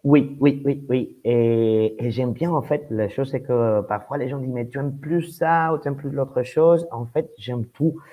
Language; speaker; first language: French; non-native, fluent; Spanish